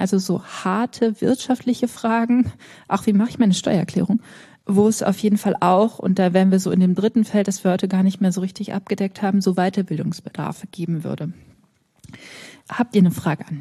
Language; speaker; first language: German; native; German